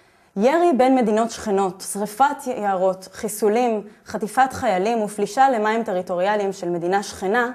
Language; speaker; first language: Hebrew; native; Hebrew